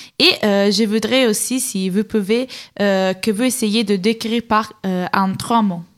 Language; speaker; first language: French; non-native, fluent; Italian